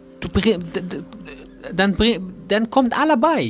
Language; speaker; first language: German; non-native, learner; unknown